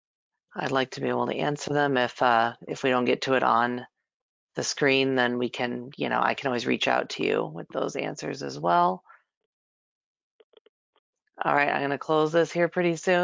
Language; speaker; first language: English; native; English